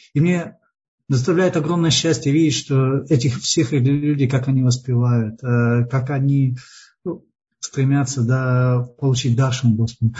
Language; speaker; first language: Russian; native; Russian